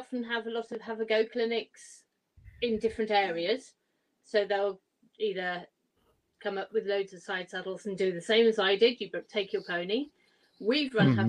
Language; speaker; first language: English; native; English